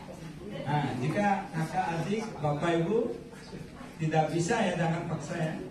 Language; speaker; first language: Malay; non-native, fluent; Bangla